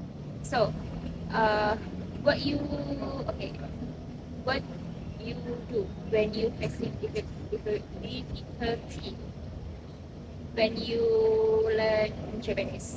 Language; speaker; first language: English; non-native, learner; Indonesian